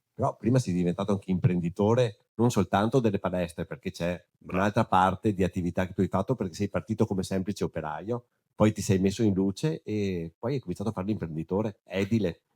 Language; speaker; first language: Italian; native; Italian